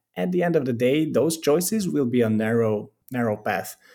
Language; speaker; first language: English; non-native, fluent; Hungarian